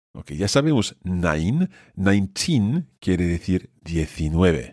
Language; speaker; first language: Spanish; non-native, fluent; English